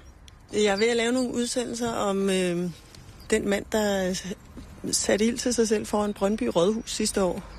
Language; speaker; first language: Danish; native; Danish